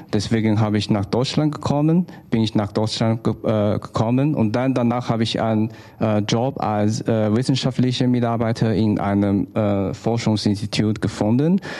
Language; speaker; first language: German; non-native, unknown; Chinese